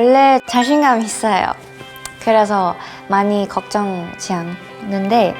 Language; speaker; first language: Korean; non-native, learner; Japanese